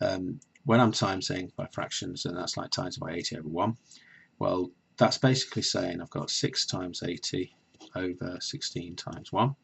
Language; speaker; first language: English; native; English